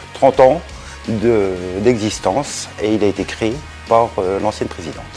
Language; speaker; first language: French; native; French